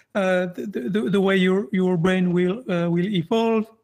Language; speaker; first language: English; non-native, fluent; French